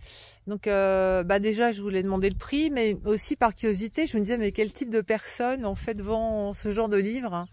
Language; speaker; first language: French; native; French